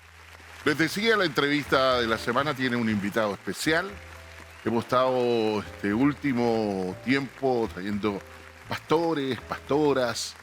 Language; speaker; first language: Spanish; native; Spanish